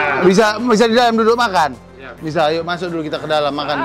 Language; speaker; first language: Indonesian; native; Indonesian